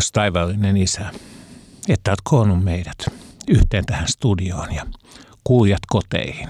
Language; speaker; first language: Finnish; native; Finnish